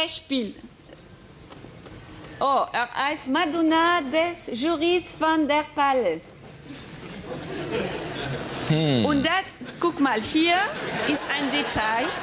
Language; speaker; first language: German; non-native, fluent; French